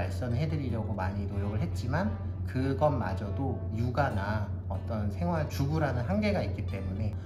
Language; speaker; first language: Korean; native; Korean